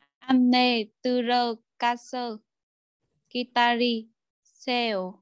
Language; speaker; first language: Korean; non-native, learner; Vietnamese